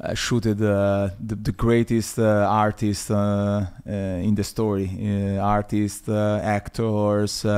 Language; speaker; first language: English; non-native, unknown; Italian